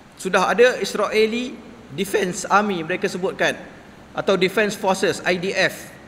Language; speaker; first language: Malay; native; Malay